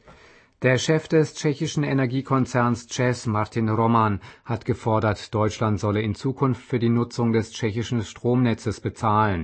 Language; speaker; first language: German; native; German